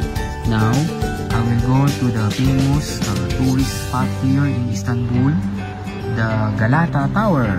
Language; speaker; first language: English; non-native, learner; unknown